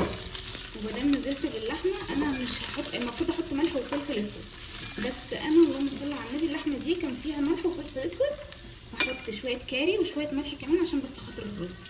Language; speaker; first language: Arabic; native; Arabic